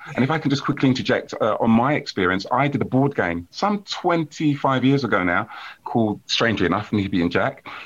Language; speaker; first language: English; native; English